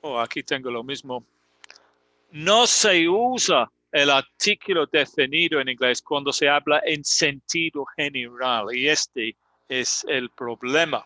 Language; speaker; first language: Spanish; non-native, fluent; English